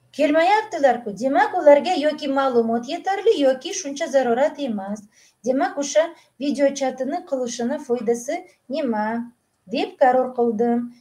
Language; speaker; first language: Uzbek; non-native, local second language; Russian